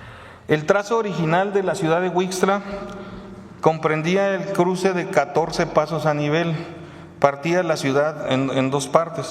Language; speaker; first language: Spanish; native; Spanish